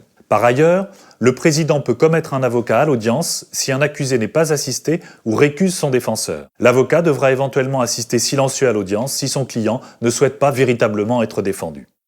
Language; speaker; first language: French; native; French